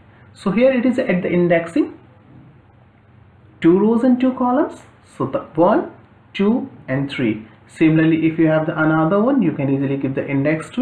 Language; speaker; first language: English; non-native, local second language; Hindi